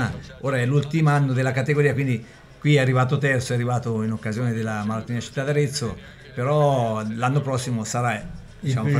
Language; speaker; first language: Italian; native; Italian